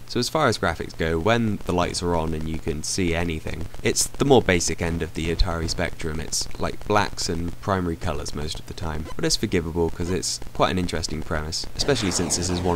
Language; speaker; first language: English; native; English